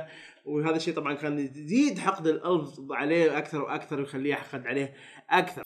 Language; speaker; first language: Arabic; native; Arabic